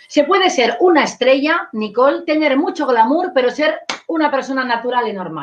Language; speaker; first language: Spanish; native; Spanish